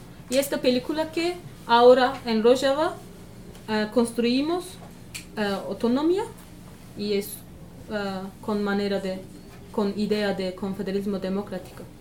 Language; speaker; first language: Spanish; non-native, learner; Kurdish